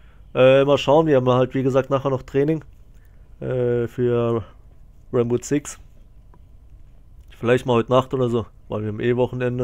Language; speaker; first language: German; native; German